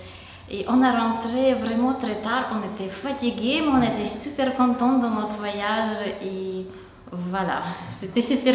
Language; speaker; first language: French; non-native, fluent; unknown